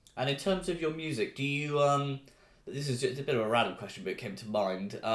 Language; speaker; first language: English; native; English